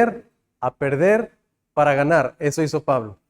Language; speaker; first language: Spanish; native; Spanish